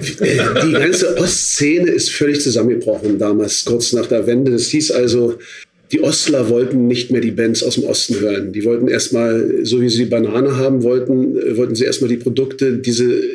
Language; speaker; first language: German; native; German